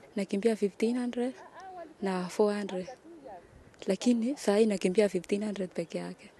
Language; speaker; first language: Swahili; non-native, local second language; Kalenjin